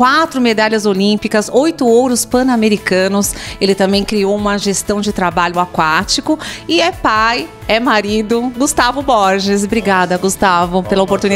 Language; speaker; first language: Portuguese; native; Portuguese